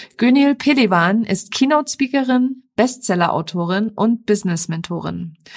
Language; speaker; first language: German; native; German